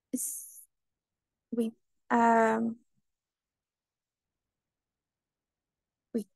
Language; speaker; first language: French; non-native, learner; Spanish